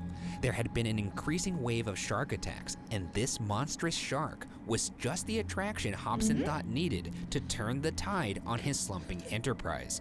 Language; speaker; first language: English; native; English